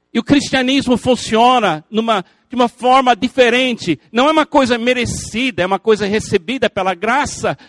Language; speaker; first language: Portuguese; non-native, fluent; English